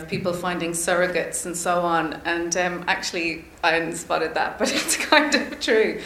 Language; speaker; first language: English; native; English